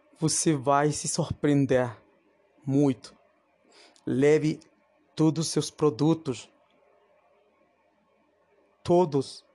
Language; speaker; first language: Portuguese; non-native, fluent; Spanish